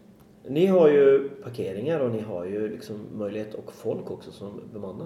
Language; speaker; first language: Swedish; native; Swedish